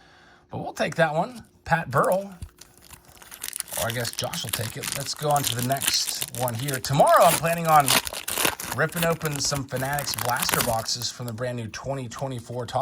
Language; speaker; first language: English; native; English